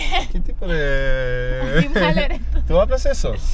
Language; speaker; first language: Spanish; non-native, learner; English